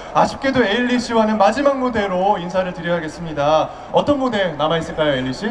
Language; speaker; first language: Korean; native; Korean